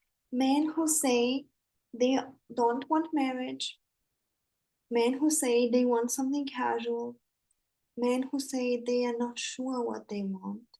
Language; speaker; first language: English; non-native, fluent; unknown